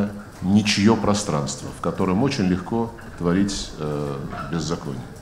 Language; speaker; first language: Russian; native; Russian